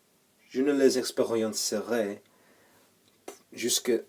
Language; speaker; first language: French; non-native, learner; English